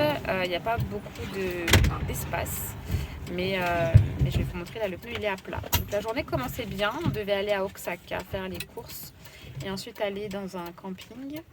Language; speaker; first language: French; native; French